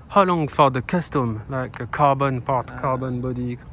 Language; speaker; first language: English; non-native, learner; French